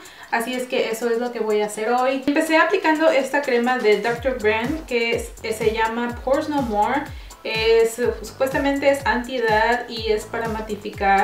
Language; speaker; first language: Spanish; early bilingual, heritage; Spanish